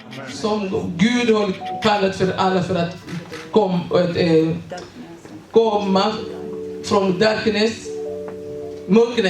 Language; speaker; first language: Swedish; non-native, learner; Swahili